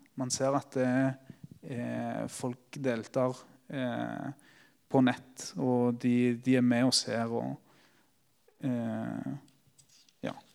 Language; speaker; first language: Norwegian; early bilingual, other home language; Spanish